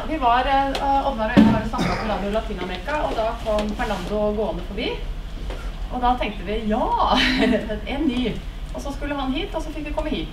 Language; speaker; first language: Norwegian; native; Norwegian